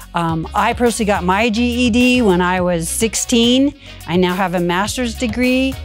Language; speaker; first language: English; native; English